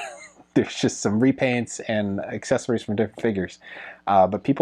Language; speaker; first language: English; native; English